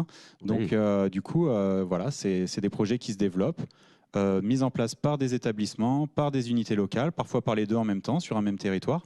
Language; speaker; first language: French; native; French